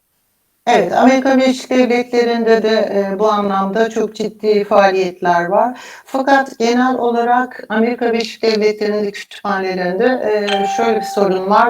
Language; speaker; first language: Turkish; native; Turkish